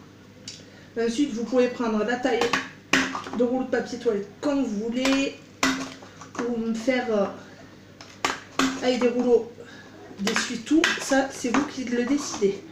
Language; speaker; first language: French; native; French